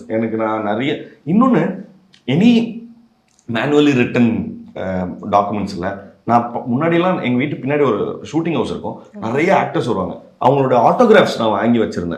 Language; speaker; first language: Tamil; native; Tamil